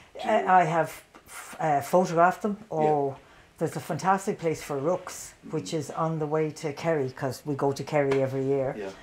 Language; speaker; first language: English; native; English